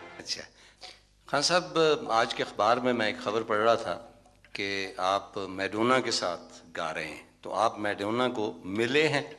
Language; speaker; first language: Urdu; non-native, local second language; Punjabi